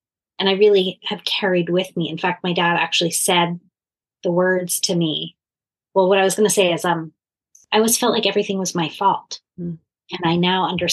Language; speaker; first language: English; native; English